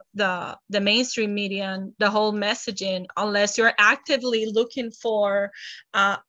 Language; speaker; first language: English; non-native, fluent; Spanish